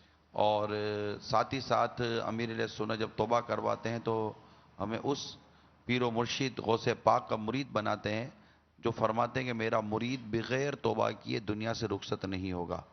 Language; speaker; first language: Urdu; native; Urdu